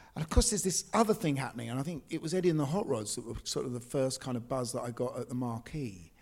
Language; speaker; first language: English; native; English